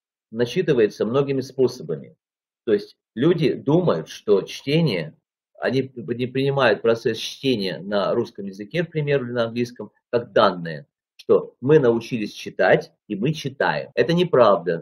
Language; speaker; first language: Russian; native; Russian